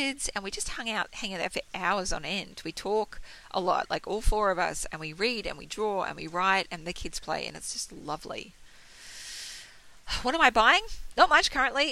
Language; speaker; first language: English; native; English